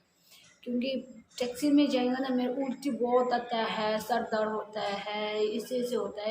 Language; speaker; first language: Hindi; non-native, learner; Tibetan